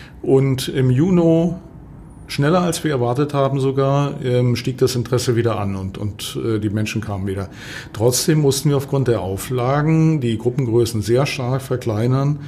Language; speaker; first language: German; native; German